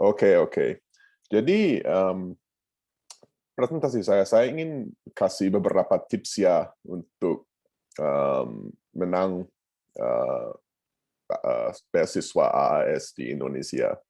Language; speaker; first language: Indonesian; non-native, fluent; English